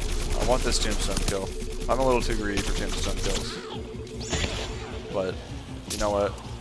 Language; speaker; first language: English; native; English